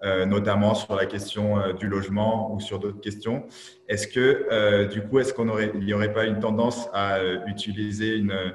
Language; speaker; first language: French; native; French